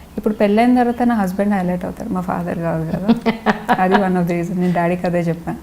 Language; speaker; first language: Telugu; non-native, local second language; Lambadi